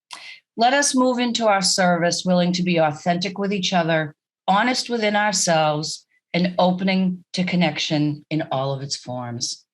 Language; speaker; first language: English; native; English